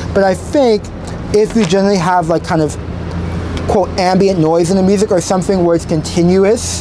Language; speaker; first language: English; native; English